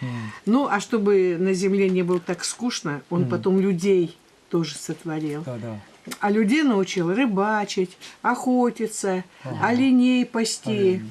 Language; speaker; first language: Russian; native; Russian